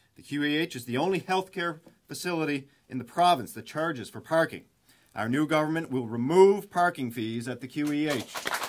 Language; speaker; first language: English; native; English